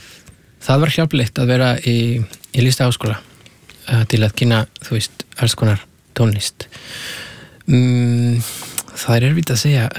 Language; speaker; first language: Icelandic; non-native, fluent; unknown